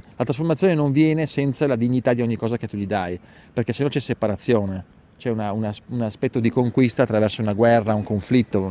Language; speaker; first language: Italian; native; Italian